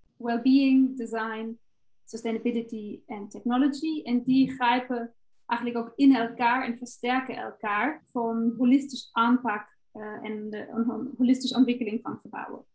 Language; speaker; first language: Dutch; non-native, fluent; German